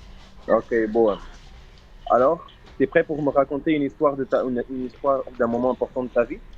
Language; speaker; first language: French; non-native, fluent; Portuguese